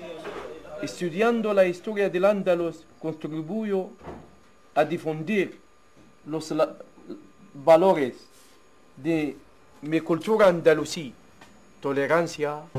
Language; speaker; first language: Spanish; non-native, fluent; Arabic